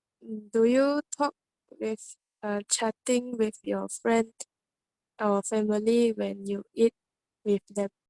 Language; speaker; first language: English; non-native, learner; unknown